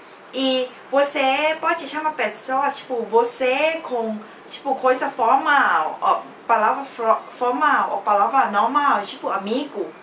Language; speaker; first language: Portuguese; non-native, fluent; Thai